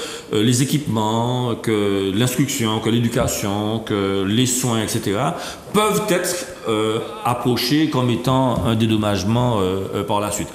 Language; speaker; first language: French; native; French